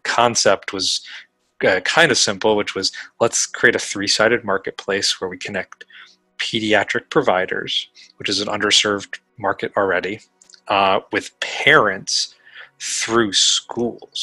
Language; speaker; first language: English; native; English